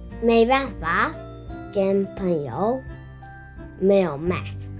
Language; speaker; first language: Chinese; early bilingual, heritage; Chinese